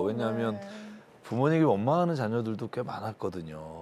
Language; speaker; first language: Korean; native; Korean